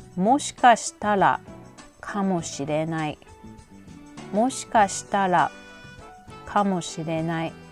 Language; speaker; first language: Japanese; native; Japanese